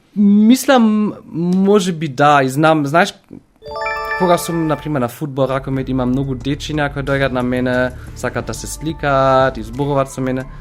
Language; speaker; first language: Macedonian; non-native, learner; German